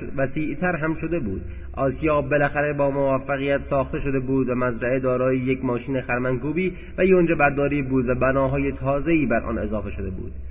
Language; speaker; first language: Persian; native; Persian